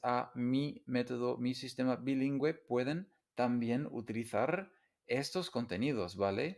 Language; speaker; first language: Spanish; non-native, fluent; English